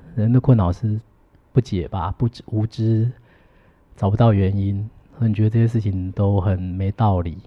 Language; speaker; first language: Chinese; native; Chinese